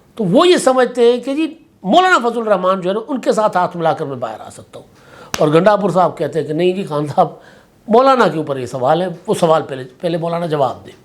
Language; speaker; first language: Urdu; non-native, local second language; Sindhi